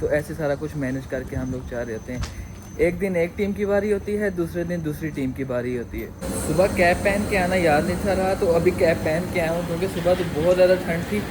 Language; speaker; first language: Urdu; non-native, local second language; Punjabi